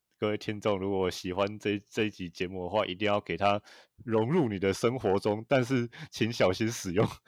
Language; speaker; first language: Chinese; native; Chinese